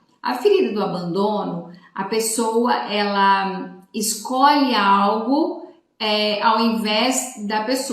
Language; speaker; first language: Portuguese; native; Portuguese